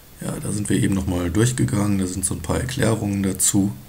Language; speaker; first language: German; native; German